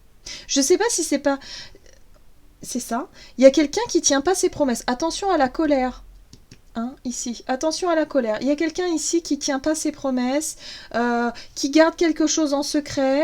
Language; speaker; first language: French; native; French